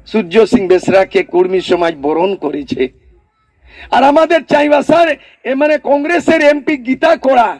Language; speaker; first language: Bangla; non-native, local second language; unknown